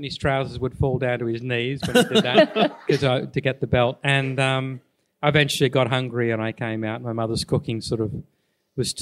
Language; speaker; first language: English; native; English